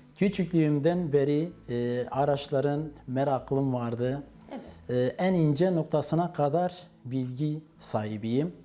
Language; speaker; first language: Turkish; native; Turkish